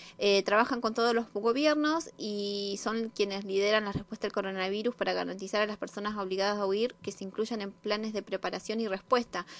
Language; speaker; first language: Spanish; native; Spanish